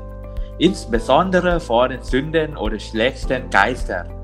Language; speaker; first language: German; non-native, learner; Thai